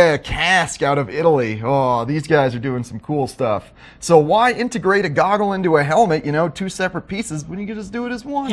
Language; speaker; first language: English; native; English